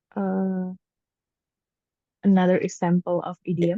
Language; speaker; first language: English; non-native, learner; Indonesian